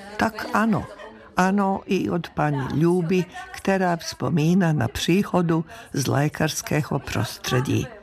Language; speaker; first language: Czech; native; Czech